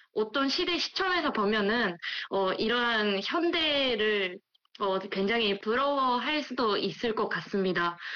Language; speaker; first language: Korean; non-native, fluent; Japanese